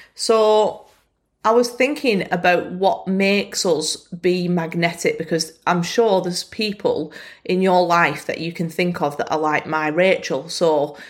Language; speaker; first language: English; native; English